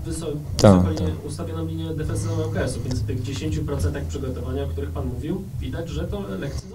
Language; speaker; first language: Polish; native; Polish